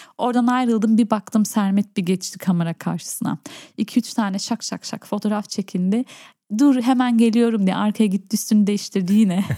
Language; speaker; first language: Turkish; early bilingual, heritage; Turkish